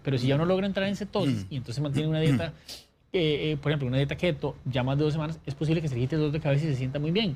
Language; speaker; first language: Spanish; native; Spanish